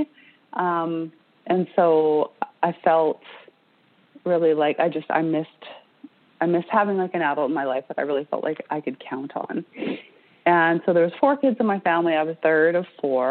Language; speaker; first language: English; native; English